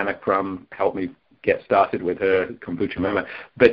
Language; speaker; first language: English; native; English